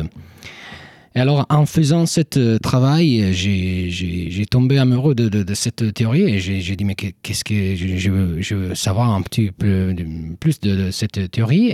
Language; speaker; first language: French; non-native, fluent; Italian